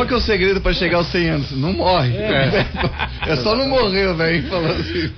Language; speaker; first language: Portuguese; native; Portuguese